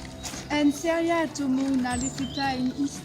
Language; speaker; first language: Spanish; non-native, learner; French